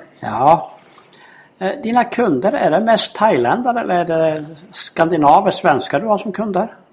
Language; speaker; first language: Swedish; native; Swedish